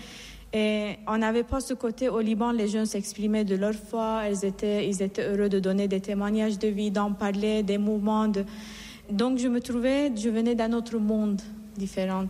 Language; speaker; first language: French; non-native, fluent; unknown